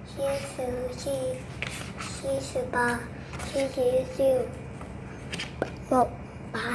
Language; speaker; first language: Chinese; non-native, learner; Thai